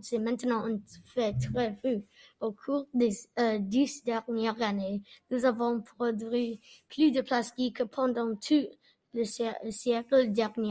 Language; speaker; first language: French; non-native, learner; English